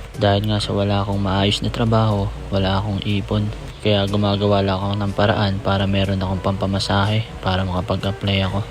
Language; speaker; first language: Filipino; native; Filipino